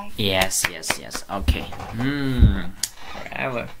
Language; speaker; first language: English; non-native, learner; Chinese